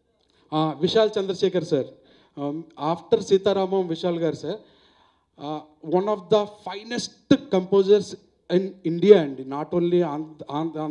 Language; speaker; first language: Telugu; native; Telugu